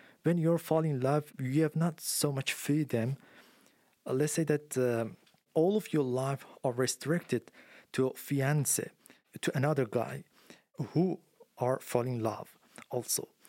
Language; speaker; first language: English; non-native, fluent; Persian